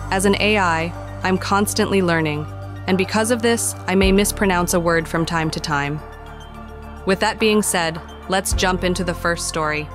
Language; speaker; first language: English; native; English